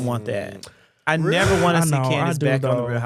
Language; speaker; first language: English; native; English